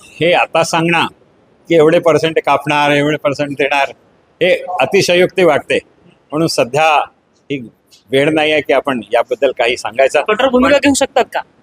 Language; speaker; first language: Marathi; non-native, local second language; Hindi